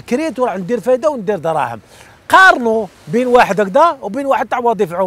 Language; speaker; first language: Arabic; native; Arabic